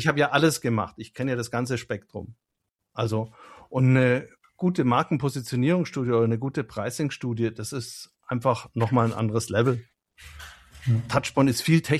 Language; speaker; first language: German; native; German